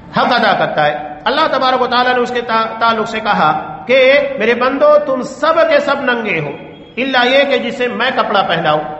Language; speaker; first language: Urdu; native; Urdu